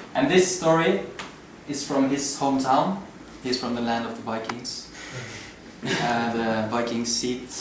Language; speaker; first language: English; non-native, fluent; Norwegian